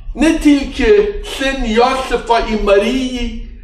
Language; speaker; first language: Ukrainian; early bilingual, other home language; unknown